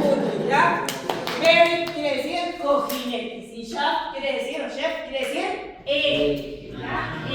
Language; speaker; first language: Spanish; native; Spanish